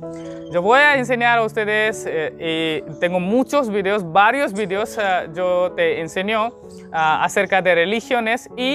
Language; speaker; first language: Spanish; non-native, learner; Hindi